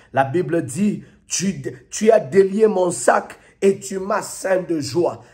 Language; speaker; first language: French; non-native, local second language; Lingala